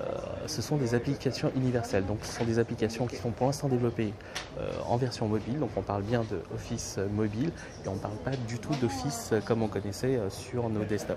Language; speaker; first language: French; native; French